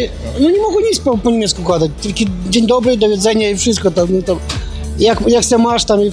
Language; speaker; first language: Polish; non-native, learner; Ukrainian